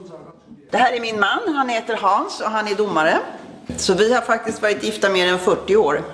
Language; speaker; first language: Swedish; native; Swedish